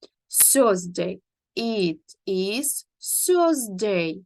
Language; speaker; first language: English; non-native, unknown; Ukrainian